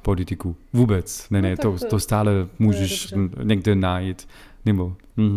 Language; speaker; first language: Czech; non-native, learner; German